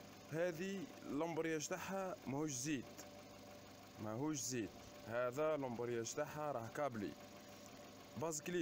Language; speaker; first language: Arabic; native; Arabic